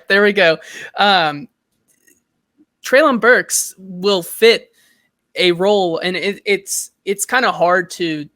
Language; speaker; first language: English; native; English